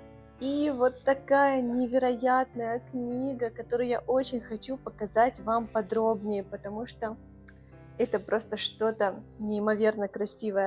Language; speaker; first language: Russian; native; Russian